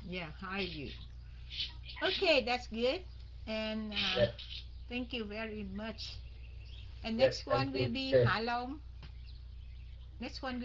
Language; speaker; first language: English; non-native, fluent; Vietnamese